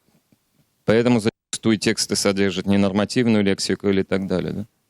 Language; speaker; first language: Russian; native; Russian